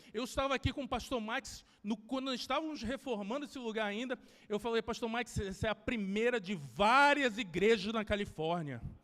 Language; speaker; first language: Portuguese; native; Portuguese